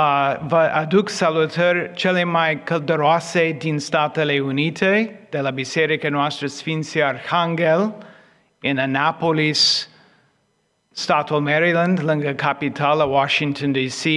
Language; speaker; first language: Romanian; non-native, fluent; English